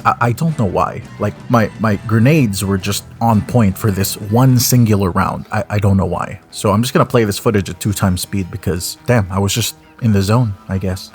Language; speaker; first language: English; native; English